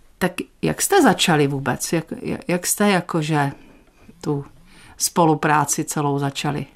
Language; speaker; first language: Czech; native; Czech